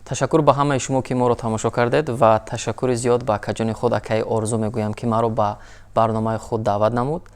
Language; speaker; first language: Persian; non-native, fluent; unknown